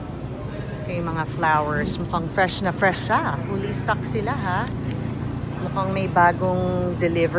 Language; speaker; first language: Filipino; native; Filipino